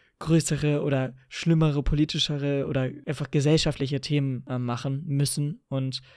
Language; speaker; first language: German; native; German